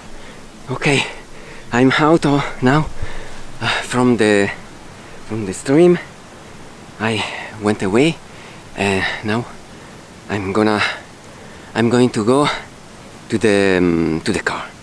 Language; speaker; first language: English; non-native, fluent; Italian